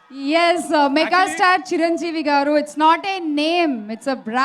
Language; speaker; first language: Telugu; native; Telugu